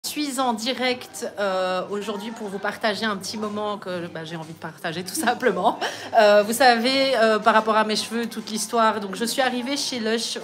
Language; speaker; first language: French; native; French